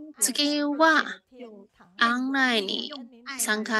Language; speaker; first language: Japanese; non-native, fluent; Chinese